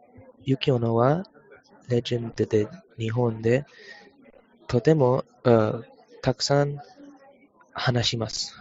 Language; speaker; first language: Japanese; non-native, learner; English